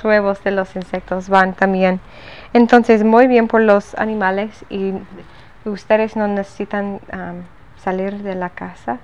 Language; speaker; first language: Spanish; non-native, learner; English